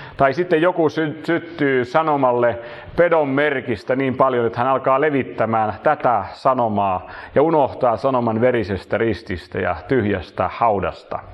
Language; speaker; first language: Finnish; native; Finnish